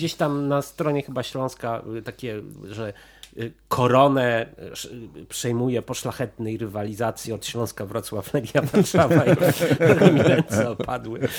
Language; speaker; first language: Polish; native; Polish